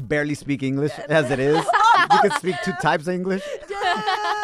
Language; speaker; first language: English; non-native, fluent; Spanish